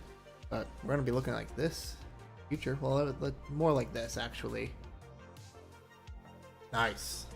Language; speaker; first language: English; native; English